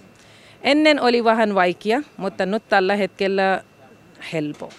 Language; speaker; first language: Finnish; non-native, learner; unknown